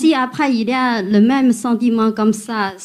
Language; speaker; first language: French; non-native, learner; Chinese